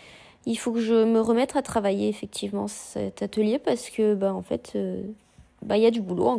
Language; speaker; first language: French; native; French